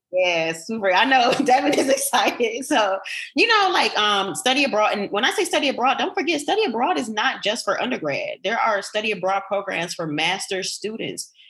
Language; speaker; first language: English; native; English